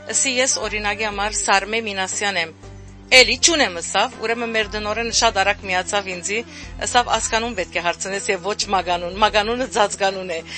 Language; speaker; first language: Armenian; early bilingual, heritage; Armenian